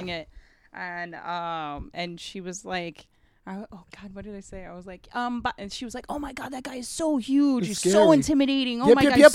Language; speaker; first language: English; native; English